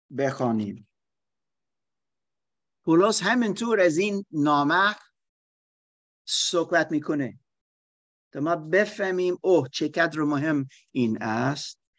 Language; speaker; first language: Persian; non-native, learner; German